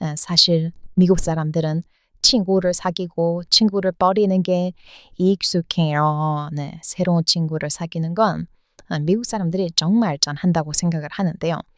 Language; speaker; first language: Korean; non-native, fluent; English